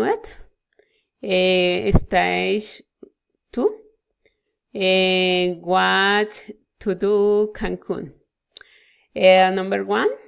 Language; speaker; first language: English; non-native, learner; Spanish